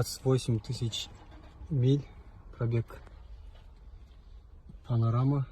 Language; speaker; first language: Russian; non-native, local second language; Kazakh